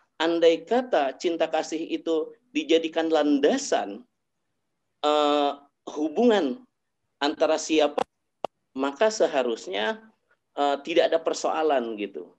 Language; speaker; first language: Indonesian; native; Indonesian